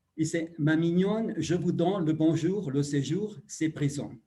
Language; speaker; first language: French; non-native, fluent; Spanish